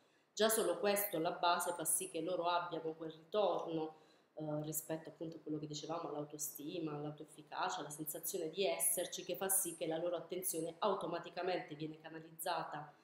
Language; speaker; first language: Italian; native; Italian